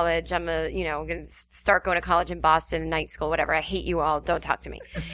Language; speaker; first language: English; native; English